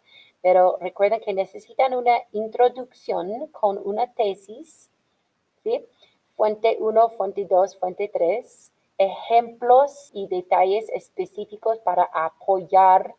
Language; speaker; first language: Spanish; non-native, fluent; English